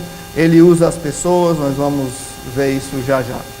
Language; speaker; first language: Portuguese; early bilingual, other home language; English